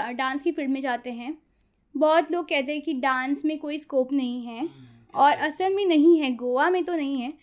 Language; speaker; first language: Hindi; non-native, local second language; Konkani